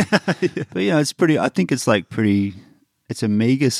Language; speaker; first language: English; native; English